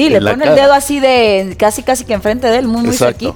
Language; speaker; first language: Spanish; native; Spanish